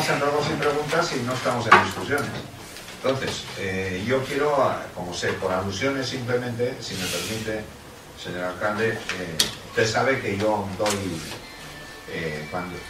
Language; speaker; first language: Spanish; native; Spanish